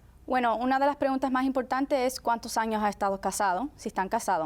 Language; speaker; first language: Spanish; early bilingual, heritage; Spanish